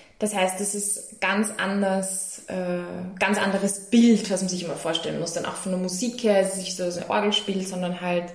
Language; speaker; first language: German; native; German